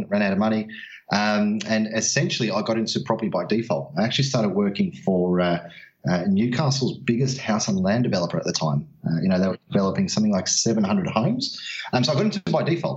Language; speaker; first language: English; native; English